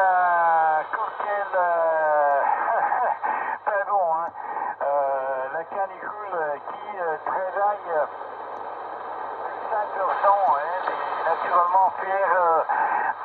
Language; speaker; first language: French; non-native, learner; Italian